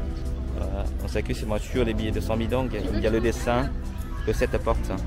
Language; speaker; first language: French; non-native, fluent; Vietnamese